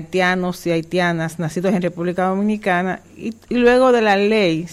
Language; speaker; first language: Spanish; native; Spanish